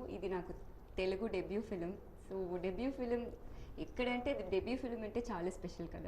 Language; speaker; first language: Telugu; non-native, learner; Tamil